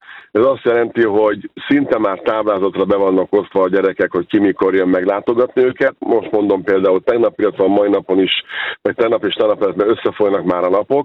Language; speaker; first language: Hungarian; native; Hungarian